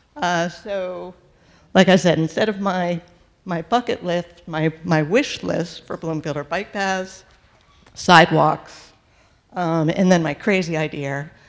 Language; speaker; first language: English; native; English